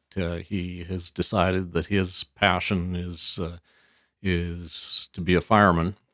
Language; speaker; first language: English; native; English